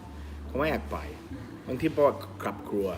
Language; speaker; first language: Thai; non-native, learner; English